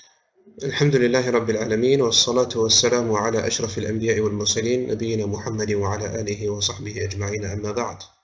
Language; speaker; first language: Arabic; non-native, fluent; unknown